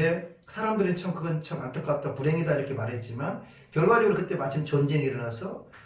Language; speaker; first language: Korean; native; Korean